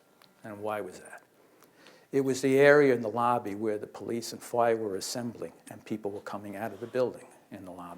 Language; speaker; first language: English; native; English